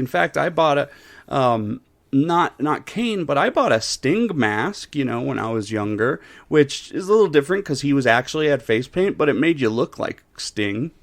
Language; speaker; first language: English; native; English